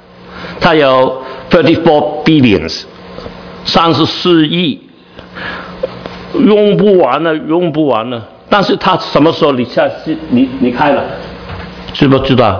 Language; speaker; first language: Chinese; non-native, learner; Cantonese